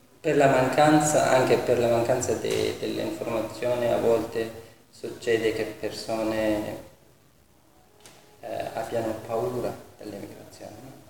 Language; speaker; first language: Italian; non-native, fluent; Persian